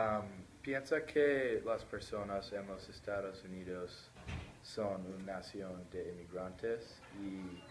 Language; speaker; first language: Spanish; non-native, learner; English